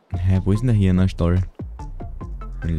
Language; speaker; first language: German; native; German